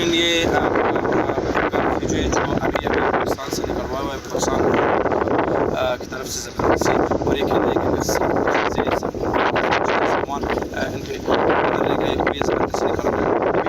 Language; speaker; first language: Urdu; non-native, fluent; Pashto